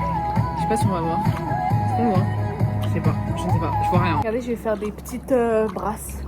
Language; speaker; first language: French; native; French